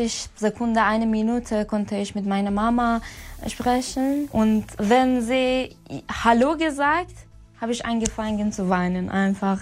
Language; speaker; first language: German; non-native, learner; Persian